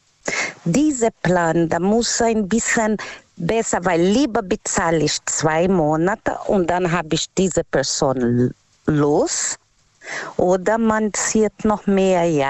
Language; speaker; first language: German; non-native, learner; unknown